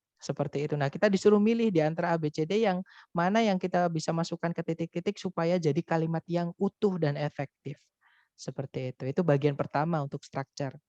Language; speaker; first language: Indonesian; non-native, local second language; Javanese